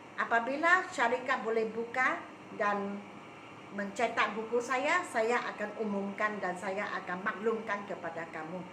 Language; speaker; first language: Malay; non-native, local second language; Chinese